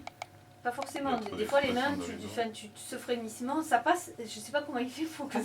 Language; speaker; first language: French; native; French